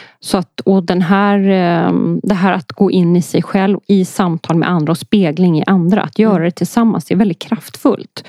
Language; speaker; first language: Swedish; early bilingual, other home language; Polish